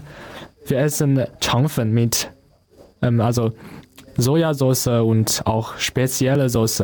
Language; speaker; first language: German; non-native, learner; Chinese